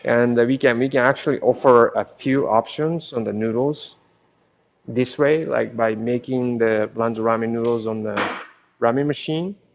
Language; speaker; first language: English; non-native, fluent; Japanese